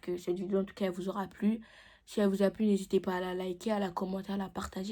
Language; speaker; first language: French; native; French